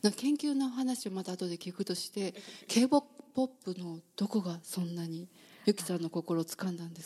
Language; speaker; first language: Japanese; native; Japanese